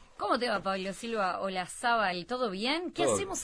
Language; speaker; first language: Spanish; native; Spanish